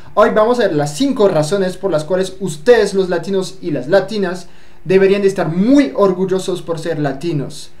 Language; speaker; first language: Spanish; non-native, fluent; French